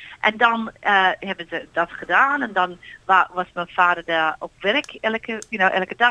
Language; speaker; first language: Dutch; early bilingual, heritage; Dutch